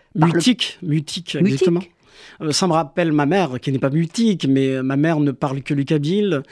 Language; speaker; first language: French; non-native, local second language; Kabyle